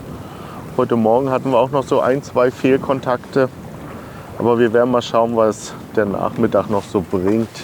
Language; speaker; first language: German; native; German